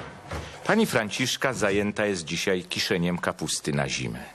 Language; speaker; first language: Polish; native; Polish